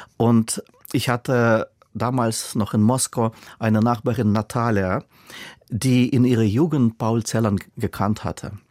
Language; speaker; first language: German; non-native, fluent; Russian